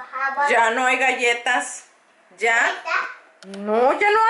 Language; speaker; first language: Spanish; native; Spanish